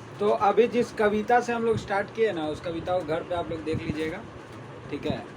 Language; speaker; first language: Hindi; native; Hindi